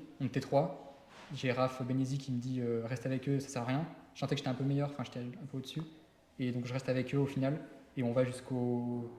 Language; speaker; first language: French; native; French